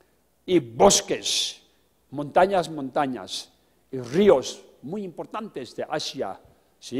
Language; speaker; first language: Spanish; non-native, fluent; Tibetan